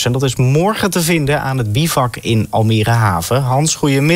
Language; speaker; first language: Dutch; native; Dutch